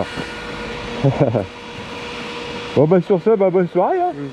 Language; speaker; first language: French; native; French